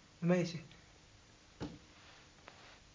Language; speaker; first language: Dutch; non-native, learner; Arabic